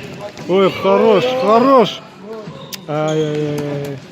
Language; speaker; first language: Russian; non-native, local second language; Kyrgyz